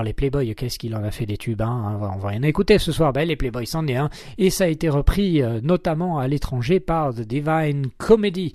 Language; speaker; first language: French; native; French